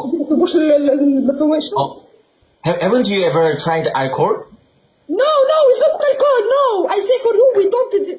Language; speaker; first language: English; non-native, learner; Arabic